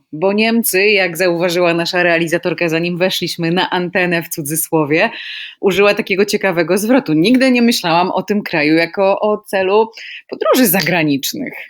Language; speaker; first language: Polish; native; Polish